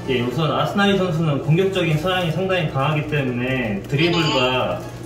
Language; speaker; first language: Korean; native; Korean